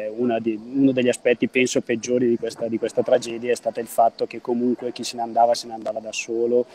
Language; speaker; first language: Italian; native; Italian